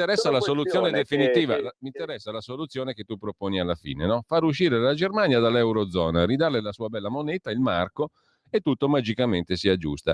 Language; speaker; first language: Italian; native; Italian